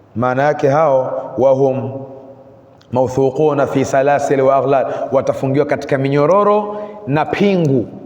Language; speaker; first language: Swahili; native; Swahili